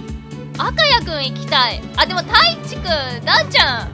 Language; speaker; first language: Japanese; native; Japanese